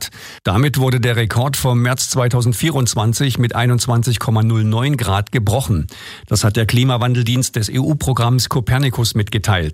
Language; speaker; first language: German; native; German